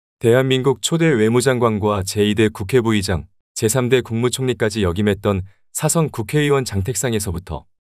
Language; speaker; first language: Korean; native; Korean